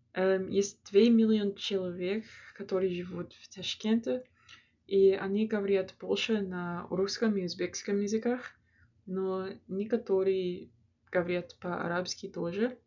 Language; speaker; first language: Russian; non-native, learner; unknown